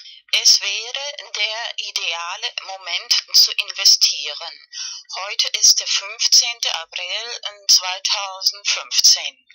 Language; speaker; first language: German; non-native, fluent; Spanish